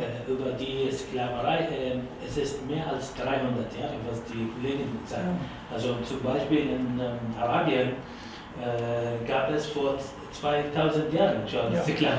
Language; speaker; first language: German; non-native, learner; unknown